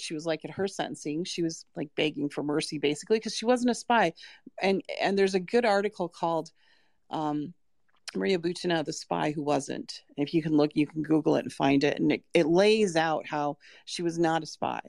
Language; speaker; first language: English; native; English